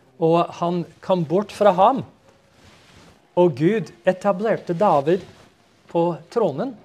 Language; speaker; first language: Norwegian; non-native, fluent; English